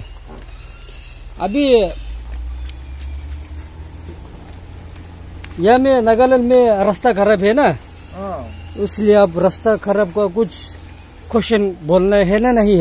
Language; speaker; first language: Hindi; non-native, local second language; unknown